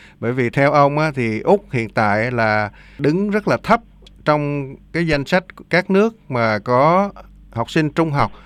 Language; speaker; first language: Vietnamese; native; Vietnamese